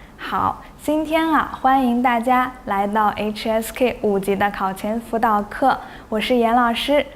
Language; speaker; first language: Chinese; native; Chinese